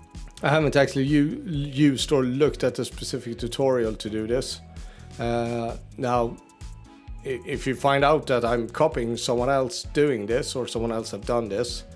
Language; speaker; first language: English; native; English